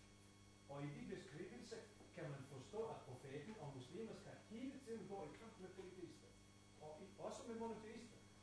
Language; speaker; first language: Danish; non-native, fluent; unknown